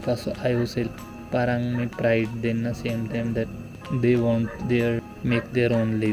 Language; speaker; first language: Filipino; non-native, learner; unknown